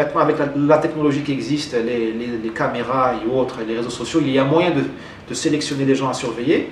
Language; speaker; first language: French; non-native, local second language; Arabic